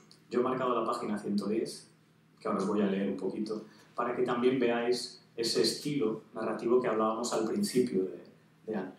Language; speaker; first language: Spanish; native; Spanish